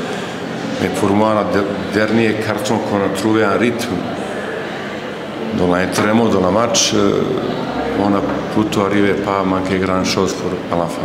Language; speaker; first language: French; non-native, learner; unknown